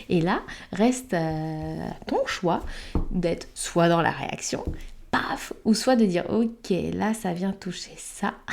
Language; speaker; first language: French; native; French